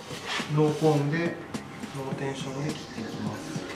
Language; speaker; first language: Japanese; native; Japanese